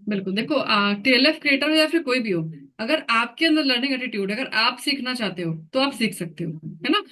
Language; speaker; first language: Hindi; native; Hindi